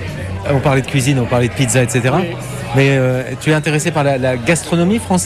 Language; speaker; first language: French; native; French